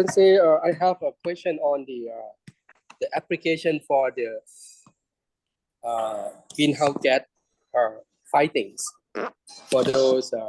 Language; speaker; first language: English; non-native, learner; Thai